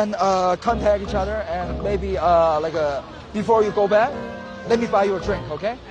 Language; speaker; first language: English; non-native, learner; Korean